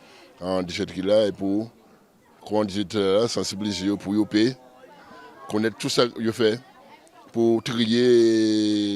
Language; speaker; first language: French; non-native, local second language; Guadeloupean Creole French